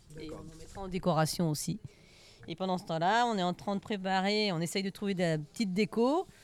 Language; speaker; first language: French; native; French